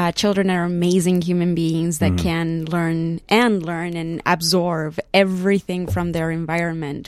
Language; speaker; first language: English; non-native, fluent; Spanish